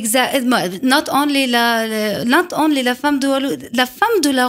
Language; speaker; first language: French; non-native, learner; Arabic